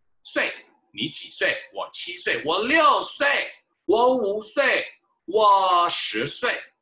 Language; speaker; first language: Chinese; non-native, fluent; English